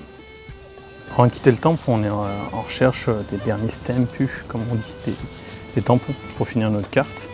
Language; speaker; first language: French; native; French